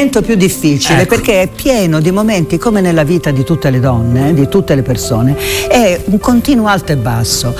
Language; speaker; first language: Italian; native; Italian